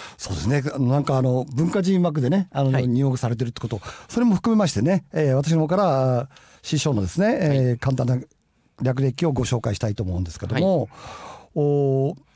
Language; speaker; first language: Japanese; native; Japanese